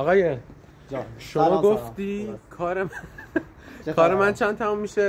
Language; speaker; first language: Persian; native; Persian